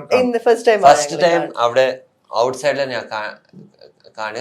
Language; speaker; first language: Malayalam; non-native, learner; Tamil